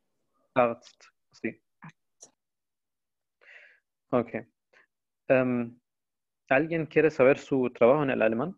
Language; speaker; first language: Spanish; non-native, fluent; Arabic